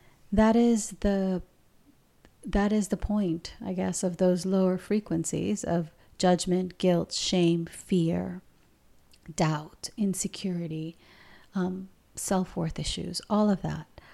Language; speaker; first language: English; non-native, fluent; Spanish